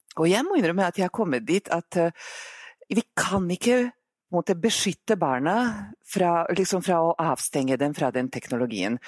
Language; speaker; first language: Norwegian; non-native, fluent; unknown